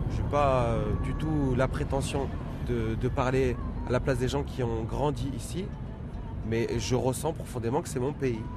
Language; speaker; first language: French; native; French